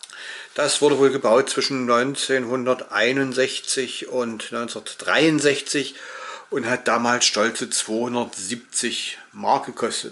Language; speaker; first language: German; native; German